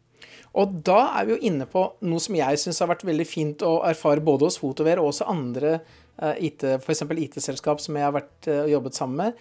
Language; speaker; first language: Norwegian; native; Norwegian